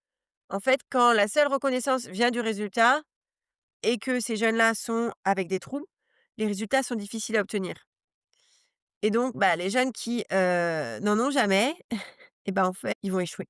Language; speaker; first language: French; native; French